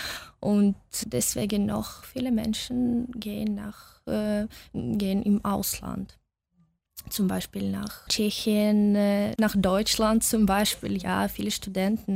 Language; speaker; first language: German; non-native, fluent; Russian